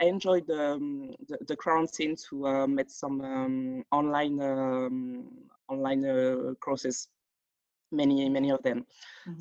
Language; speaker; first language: English; non-native, fluent; French